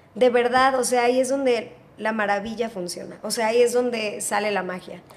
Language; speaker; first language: Spanish; native; Spanish